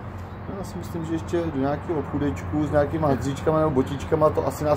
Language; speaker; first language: Czech; native; Czech